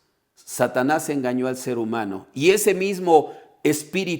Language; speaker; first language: Spanish; native; Spanish